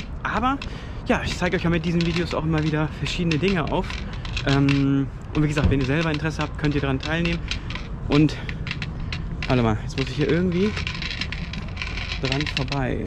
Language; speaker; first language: German; native; German